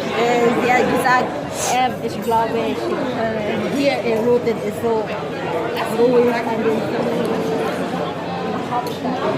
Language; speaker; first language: German; non-native, learner; Filipino